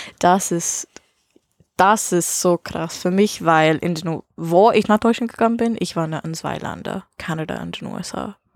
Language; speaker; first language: German; non-native, learner; English